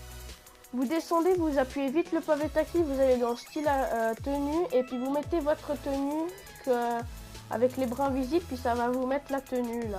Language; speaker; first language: French; native; French